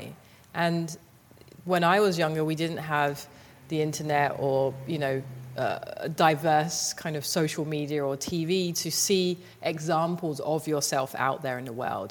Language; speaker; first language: English; native; English